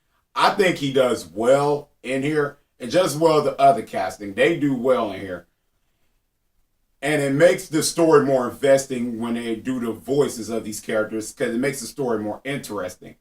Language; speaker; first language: English; native; English